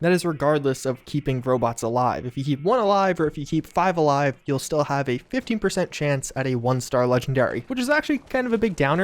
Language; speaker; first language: English; native; English